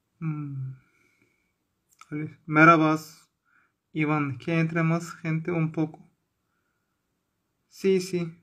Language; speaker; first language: Spanish; non-native, learner; Turkish